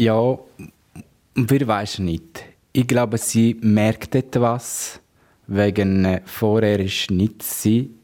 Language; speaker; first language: German; non-native, learner; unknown